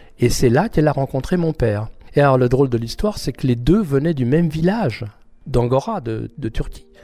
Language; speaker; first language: French; early bilingual, other home language; Armenian